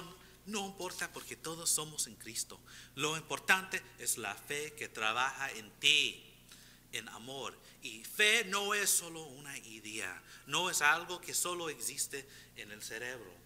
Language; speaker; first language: Spanish; non-native, fluent; English